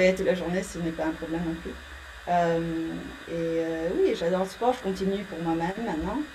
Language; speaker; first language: French; early bilingual, heritage; English